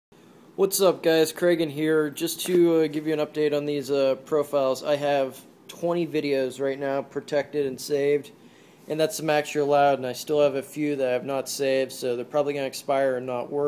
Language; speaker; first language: English; native; English